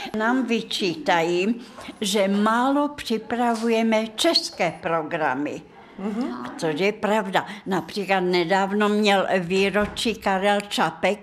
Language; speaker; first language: Czech; non-native, fluent; Russian